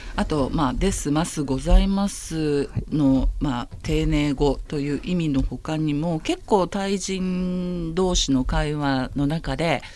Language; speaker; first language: Japanese; native; Japanese